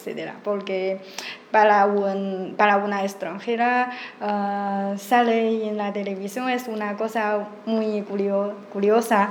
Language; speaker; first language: Spanish; non-native, learner; Chinese